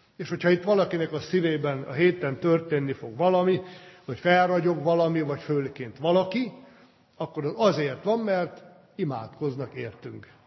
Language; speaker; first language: Hungarian; native; Hungarian